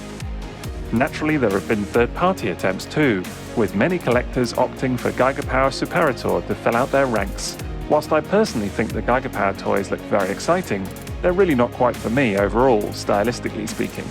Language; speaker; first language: English; native; English